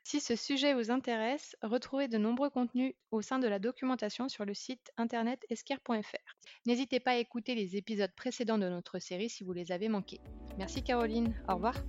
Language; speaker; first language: French; native; French